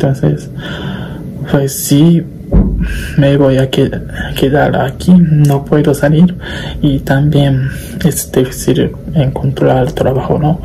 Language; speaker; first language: Spanish; non-native, learner; Japanese